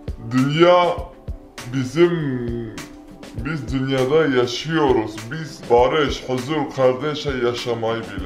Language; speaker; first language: Turkish; non-native, local second language; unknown